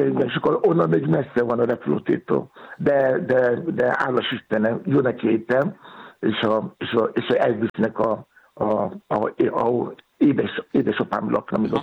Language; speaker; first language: Hungarian; non-native, learner; Yoruba